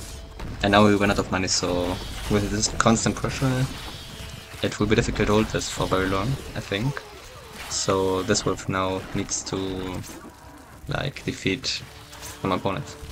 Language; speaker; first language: English; non-native, fluent; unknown